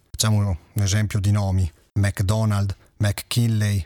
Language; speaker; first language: Italian; native; Italian